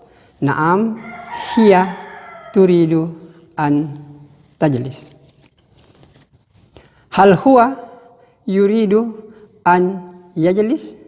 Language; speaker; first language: Arabic; non-native, fluent; Indonesian